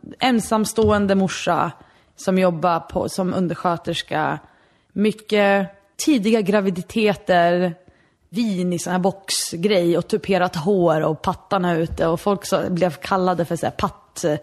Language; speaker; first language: Swedish; early bilingual, other home language; Arabic